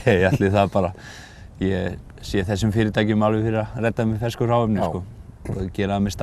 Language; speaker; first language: Icelandic; native; Icelandic